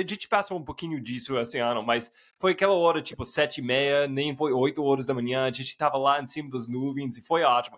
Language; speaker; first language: Portuguese; non-native, fluent; English